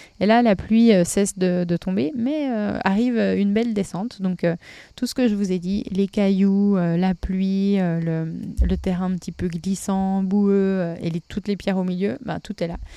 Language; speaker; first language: French; native; French